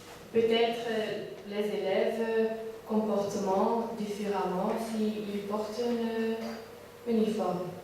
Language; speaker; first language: French; non-native, learner; Dutch